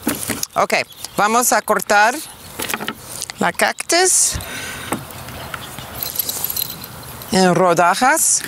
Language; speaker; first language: Spanish; non-native, learner; English